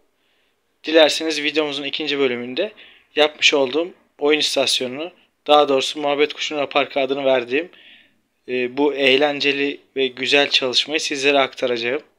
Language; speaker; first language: Turkish; native; Turkish